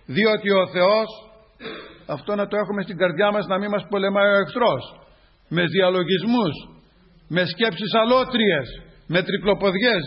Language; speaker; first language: Greek; native; Greek